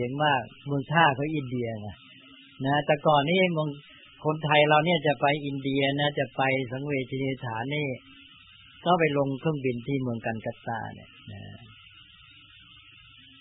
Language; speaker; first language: Thai; native; Thai